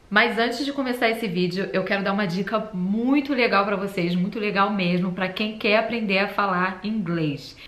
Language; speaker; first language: Portuguese; native; Portuguese